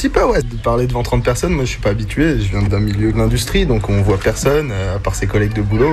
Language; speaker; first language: French; native; French